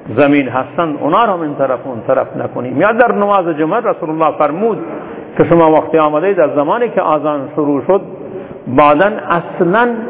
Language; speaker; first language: Persian; non-native, local second language; Turkmen